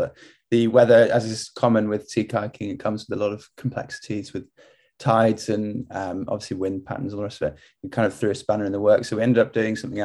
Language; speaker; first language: English; native; English